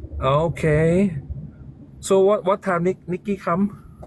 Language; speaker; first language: English; non-native, learner; Thai